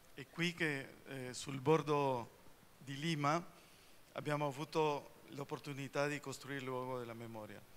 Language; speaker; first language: Italian; early bilingual, heritage; Spanish